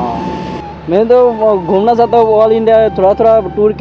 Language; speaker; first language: Hindi; non-native, local second language; Bangla